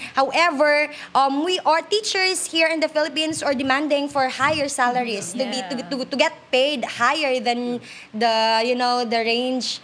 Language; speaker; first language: English; non-native, local second language; Hiligaynon